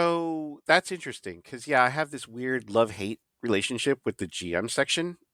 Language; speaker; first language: English; native; English